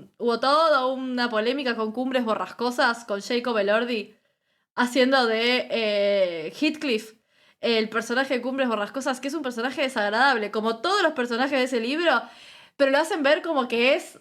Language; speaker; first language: Spanish; native; Spanish